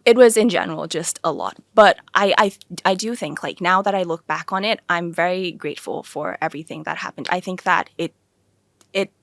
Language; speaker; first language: English; early bilingual, other home language; Thai